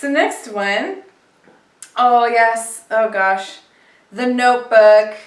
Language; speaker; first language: English; native; English